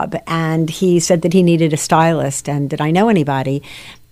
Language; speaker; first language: English; native; English